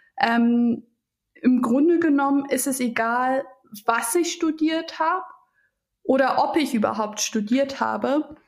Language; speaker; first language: German; early bilingual, other home language; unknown